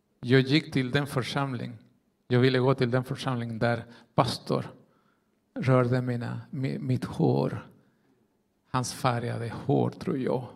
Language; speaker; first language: Swedish; non-native, fluent; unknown